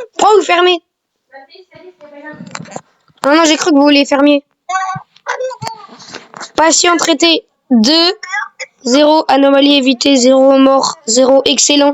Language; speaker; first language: French; native; French